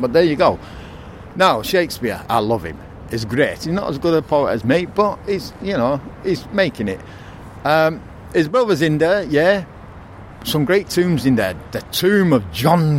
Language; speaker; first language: English; native; English